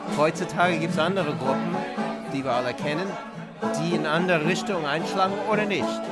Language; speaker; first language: German; non-native, fluent; English